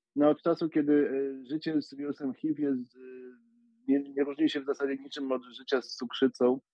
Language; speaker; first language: Polish; native; Polish